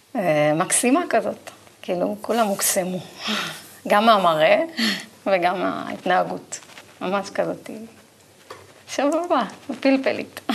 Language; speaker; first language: Hebrew; native; Hebrew